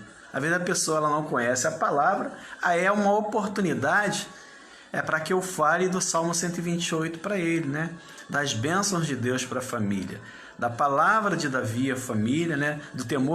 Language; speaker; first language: Portuguese; native; Portuguese